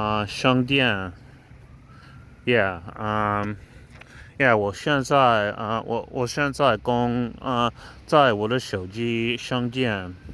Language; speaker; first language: Chinese; non-native, learner; English